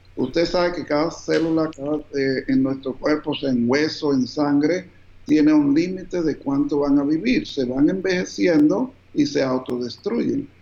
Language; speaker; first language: Spanish; early bilingual, heritage; Spanish